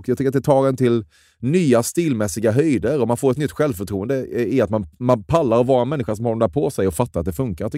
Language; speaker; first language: Swedish; native; Swedish